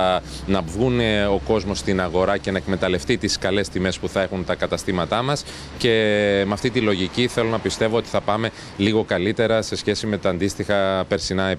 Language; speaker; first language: Greek; native; Greek